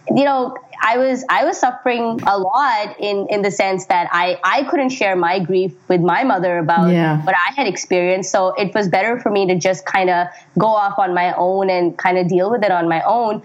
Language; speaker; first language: English; non-native, local second language; Urdu